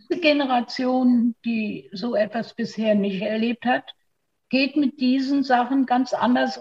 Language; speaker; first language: German; native; German